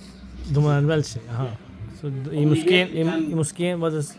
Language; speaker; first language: Swedish; non-native, fluent; Urdu